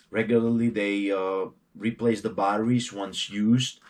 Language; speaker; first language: English; non-native, fluent; Czech